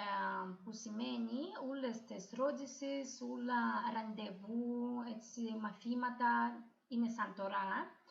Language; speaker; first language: Greek; non-native, fluent; Ukrainian